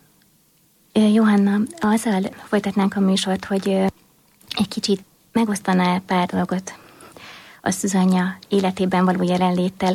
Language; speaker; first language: Hungarian; native; Hungarian